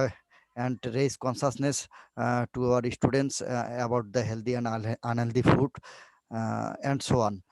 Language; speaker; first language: English; non-native, local second language; Bangla